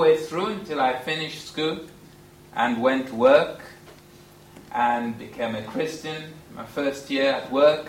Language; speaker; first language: English; non-native, local second language; Bemba